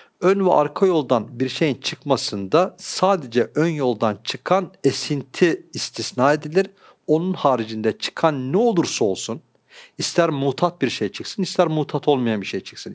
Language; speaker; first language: Turkish; native; Turkish